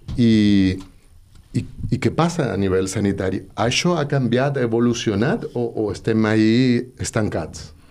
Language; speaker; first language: Catalan; non-native, local second language; Spanish